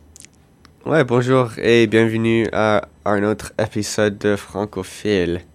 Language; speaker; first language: French; non-native, local second language; English